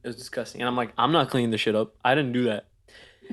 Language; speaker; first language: English; native; English